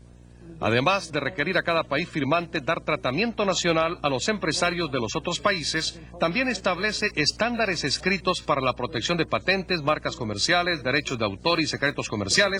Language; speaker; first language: Spanish; native; Spanish